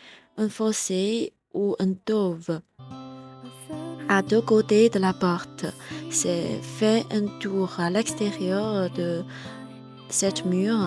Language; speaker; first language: French; non-native, fluent; Chinese